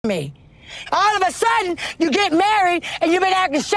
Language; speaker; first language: English; native; English